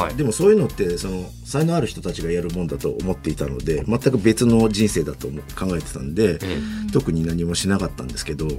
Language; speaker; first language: Japanese; native; Japanese